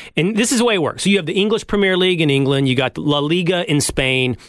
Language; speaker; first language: English; native; English